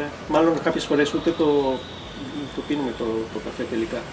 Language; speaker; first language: Greek; non-native, fluent; Italian